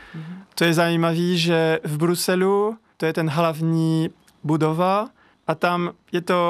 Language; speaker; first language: Czech; non-native, learner; French